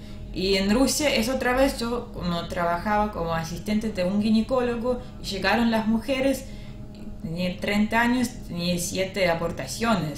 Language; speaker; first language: Spanish; non-native, learner; Russian